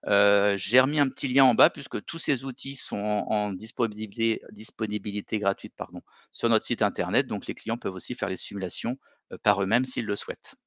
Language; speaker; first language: French; native; French